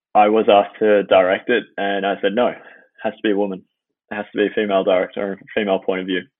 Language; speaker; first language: English; native; English